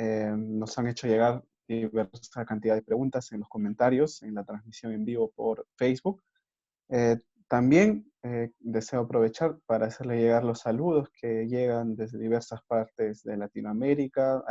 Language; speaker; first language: Spanish; native; Spanish